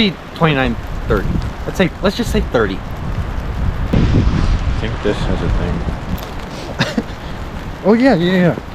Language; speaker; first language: English; native; English